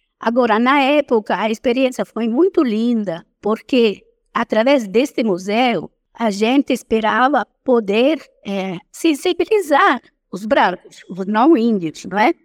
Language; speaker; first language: Portuguese; non-native, fluent; Italian